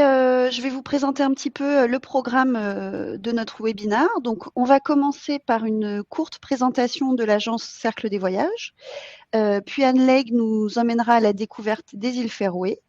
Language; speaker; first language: French; native; French